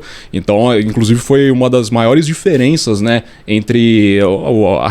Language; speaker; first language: Portuguese; native; Portuguese